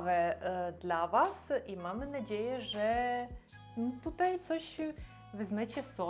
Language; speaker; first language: Polish; non-native, learner; Russian